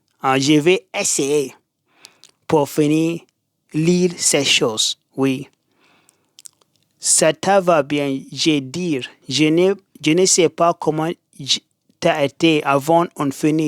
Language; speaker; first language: French; non-native, learner; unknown